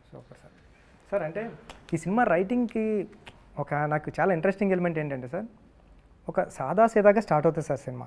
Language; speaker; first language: Telugu; native; Telugu